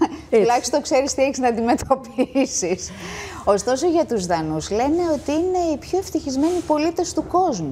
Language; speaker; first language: Greek; native; Greek